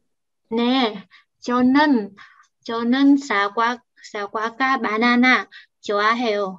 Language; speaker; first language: Korean; non-native, learner; Vietnamese